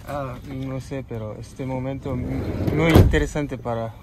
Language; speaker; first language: Spanish; non-native, learner; Japanese